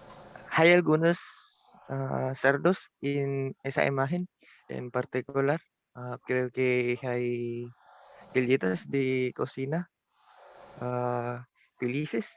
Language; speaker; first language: Spanish; non-native, learner; English